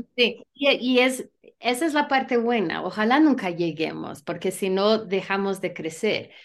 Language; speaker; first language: Spanish; early bilingual, heritage; Spanish